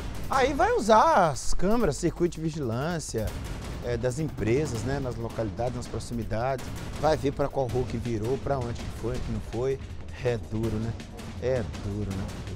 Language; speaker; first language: Portuguese; native; Portuguese